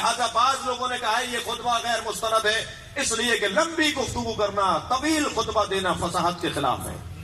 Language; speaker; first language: Urdu; native; Urdu